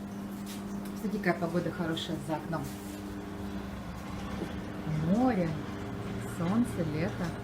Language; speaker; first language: Russian; native; Russian